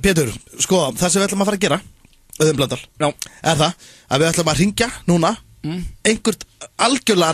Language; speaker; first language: Icelandic; native; Icelandic